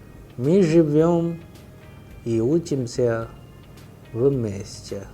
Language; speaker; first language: Russian; non-native, fluent; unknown